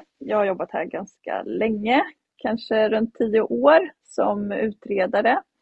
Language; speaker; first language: Swedish; native; Swedish